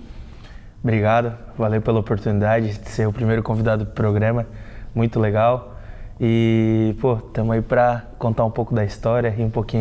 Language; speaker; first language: Portuguese; native; Portuguese